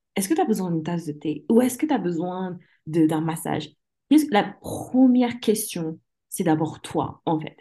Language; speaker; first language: French; early bilingual, other home language; English